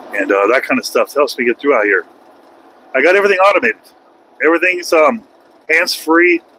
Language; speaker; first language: English; native; English